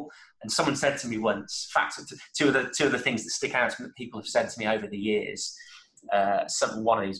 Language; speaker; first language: English; native; English